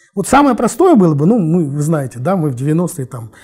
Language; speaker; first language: Russian; non-native, local second language; Kazakh